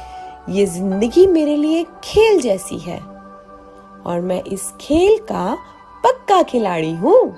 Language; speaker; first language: Hindi; native; Hindi